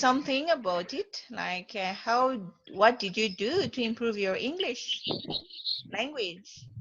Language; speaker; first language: English; non-native, fluent; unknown